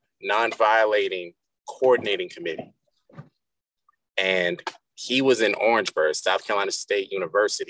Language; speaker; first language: English; native; English